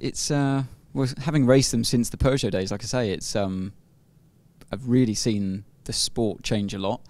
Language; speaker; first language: English; native; English